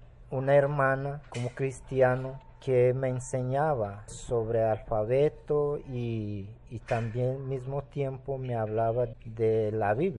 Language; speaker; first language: Spanish; non-native, local second language; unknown